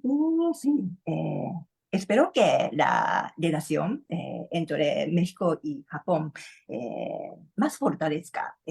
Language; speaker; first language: Spanish; non-native, learner; Japanese